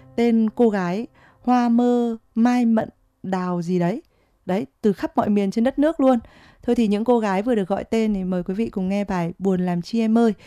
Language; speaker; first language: Vietnamese; native; Vietnamese